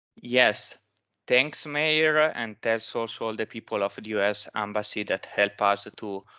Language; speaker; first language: English; non-native, fluent; Italian